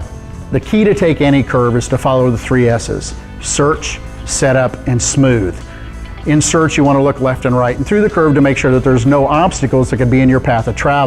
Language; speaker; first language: English; native; English